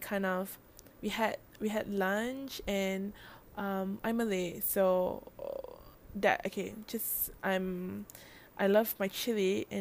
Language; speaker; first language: English; native; English